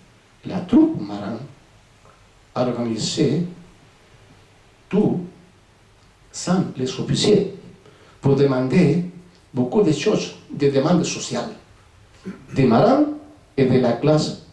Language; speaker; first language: French; non-native, fluent; Spanish